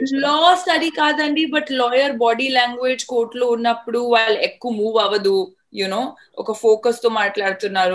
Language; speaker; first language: Telugu; non-native, fluent; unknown